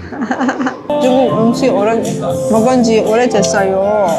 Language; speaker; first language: Korean; non-native, learner; Persian